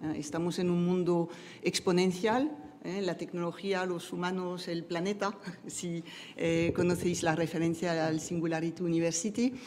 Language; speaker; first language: Spanish; non-native, fluent; French